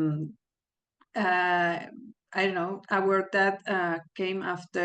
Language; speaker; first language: English; non-native, fluent; Spanish